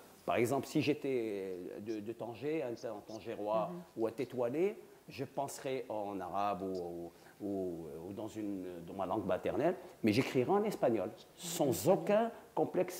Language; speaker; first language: French; non-native, local second language; Arabic